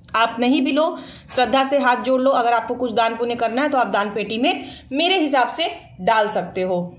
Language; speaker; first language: Hindi; native; Hindi